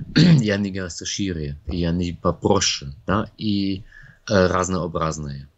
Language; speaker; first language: Russian; non-native, fluent; German